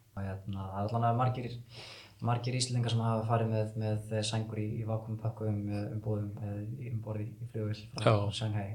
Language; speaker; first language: Icelandic; early bilingual, heritage; Icelandic